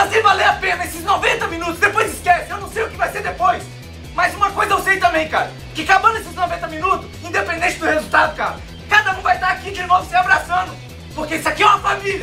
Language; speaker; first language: Portuguese; native; Portuguese